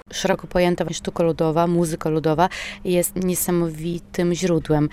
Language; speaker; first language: Polish; native; Polish